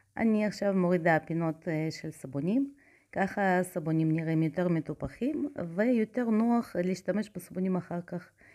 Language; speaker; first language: Hebrew; non-native, fluent; Russian